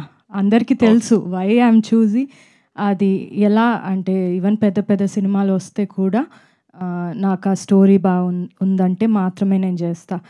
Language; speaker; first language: Telugu; non-native, fluent; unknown